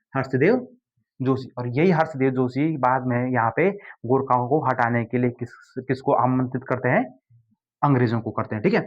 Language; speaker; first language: Hindi; native; Hindi